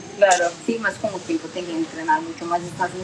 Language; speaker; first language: Spanish; non-native, learner; Portuguese